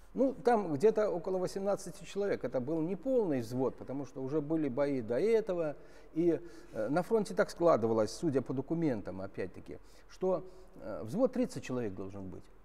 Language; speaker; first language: Russian; native; Russian